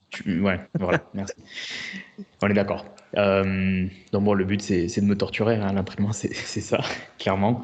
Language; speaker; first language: French; native; French